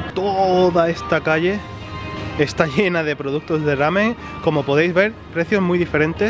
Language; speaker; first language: Spanish; native; Spanish